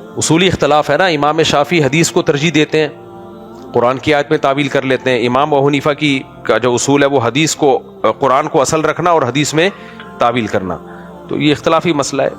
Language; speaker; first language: Urdu; native; Urdu